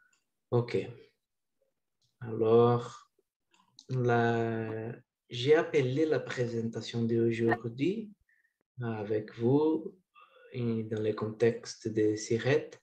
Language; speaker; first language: French; non-native, learner; Portuguese